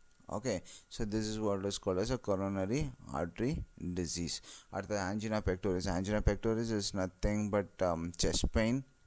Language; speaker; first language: English; non-native, local second language; Tamil